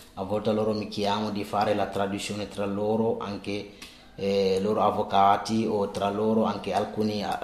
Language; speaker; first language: Italian; non-native, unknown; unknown